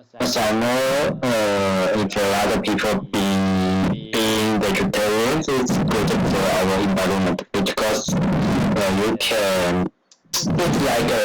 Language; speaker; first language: English; non-native, learner; Chinese